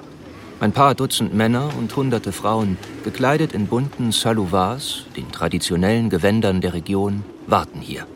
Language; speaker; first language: German; native; German